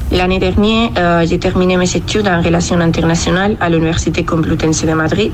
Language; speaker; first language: French; non-native, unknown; Spanish